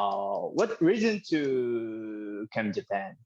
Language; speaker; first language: English; non-native, learner; Japanese